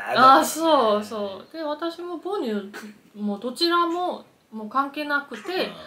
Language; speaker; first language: Japanese; non-native, fluent; Korean